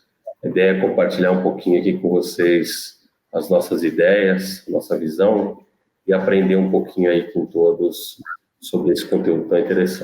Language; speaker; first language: Portuguese; native; Portuguese